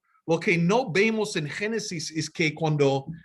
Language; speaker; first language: Spanish; non-native, fluent; English